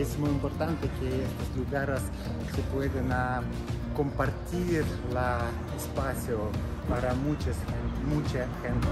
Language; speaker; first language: Spanish; non-native, learner; Russian